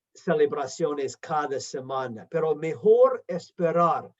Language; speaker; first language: Spanish; non-native, fluent; English